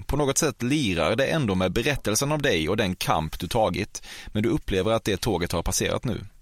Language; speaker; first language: Swedish; native; Swedish